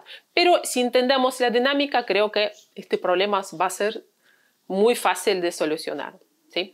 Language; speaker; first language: Spanish; non-native, fluent; Russian